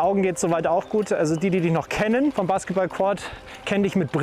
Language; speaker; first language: German; native; German